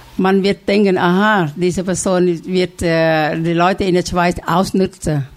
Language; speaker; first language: German; non-native, learner; Thai